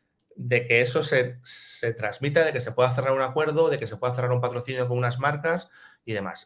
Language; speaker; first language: Spanish; native; Spanish